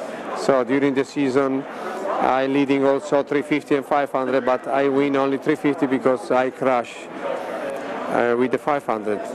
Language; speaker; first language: English; non-native, learner; Italian